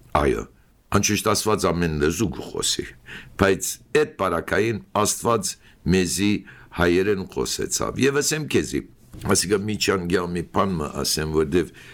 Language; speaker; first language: Armenian; early bilingual, heritage; Armenian